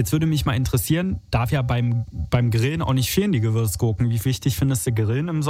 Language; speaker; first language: German; native; German